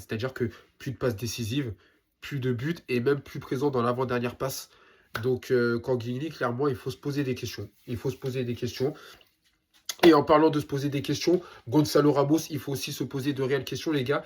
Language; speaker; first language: French; native; French